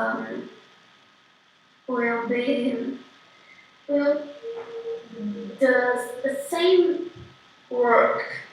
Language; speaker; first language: English; non-native, learner; Portuguese